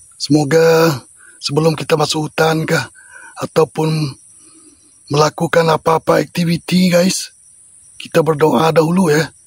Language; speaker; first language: Malay; non-native, local second language; Iban